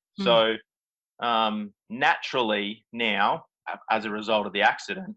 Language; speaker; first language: English; native; English